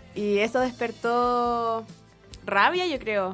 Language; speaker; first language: Spanish; native; Spanish